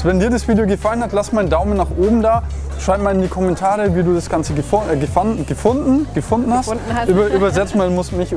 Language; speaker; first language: German; native; German